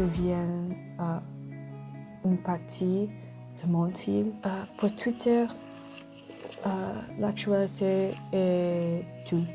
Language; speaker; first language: French; non-native, learner; English